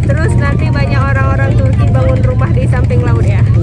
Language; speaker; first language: Indonesian; native; Indonesian